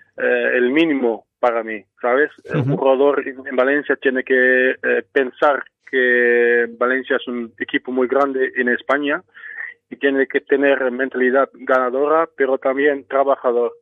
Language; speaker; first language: Spanish; non-native, fluent; Dutch